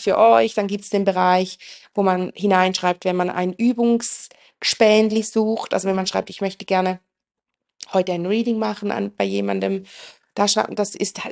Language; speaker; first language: German; native; German